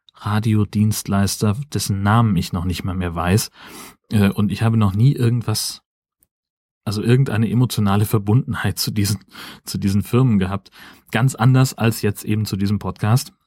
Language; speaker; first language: German; native; German